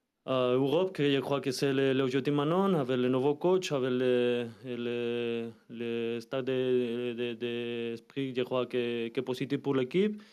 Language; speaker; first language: French; non-native, learner; Spanish